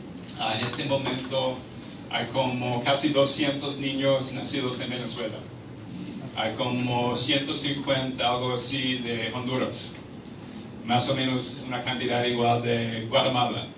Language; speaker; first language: Spanish; non-native, fluent; English